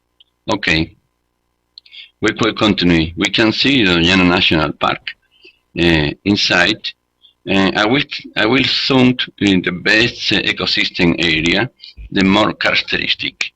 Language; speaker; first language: English; non-native, learner; Spanish